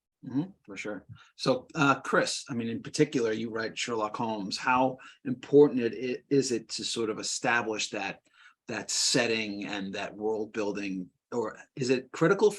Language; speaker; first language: English; native; English